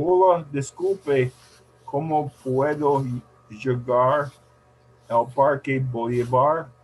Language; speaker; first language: Spanish; non-native, learner; English